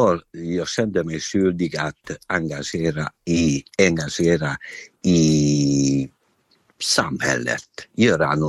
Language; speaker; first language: Swedish; non-native, learner; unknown